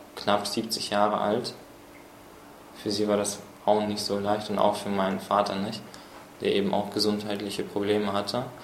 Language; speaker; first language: German; early bilingual, other home language; Russian